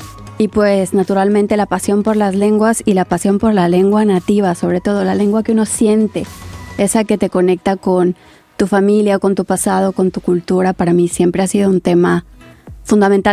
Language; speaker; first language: Spanish; native; Spanish